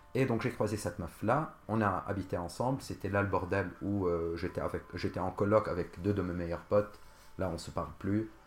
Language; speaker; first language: French; non-native, local second language; Arabic